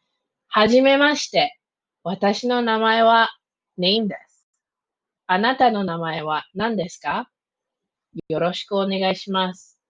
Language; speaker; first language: Japanese; non-native, fluent; English